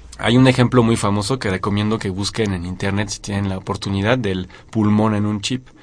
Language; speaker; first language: Spanish; non-native, fluent; French